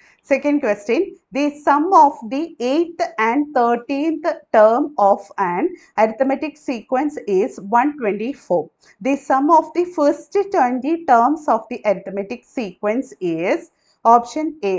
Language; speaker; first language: English; non-native, local second language; Malayalam